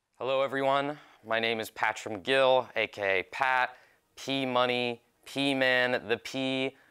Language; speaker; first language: English; native; English